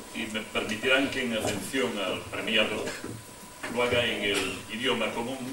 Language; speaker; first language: Spanish; non-native, local second language; Galician